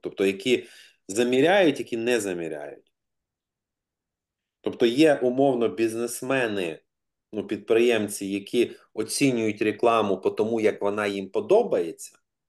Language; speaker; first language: Ukrainian; native; Ukrainian